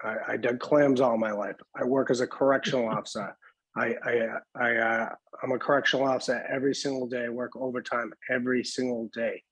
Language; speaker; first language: English; native; English